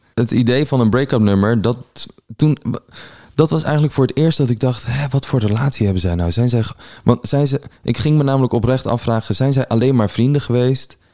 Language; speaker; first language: Dutch; early bilingual, other home language; Persian